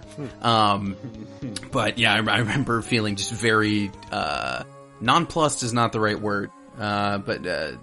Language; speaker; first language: English; native; English